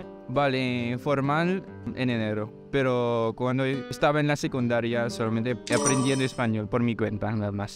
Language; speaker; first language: Spanish; non-native, fluent; Filipino